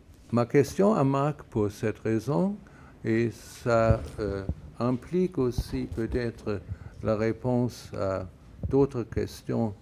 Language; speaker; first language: French; non-native, fluent; German